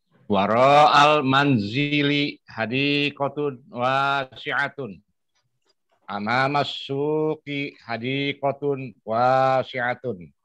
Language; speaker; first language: Arabic; non-native, learner; Indonesian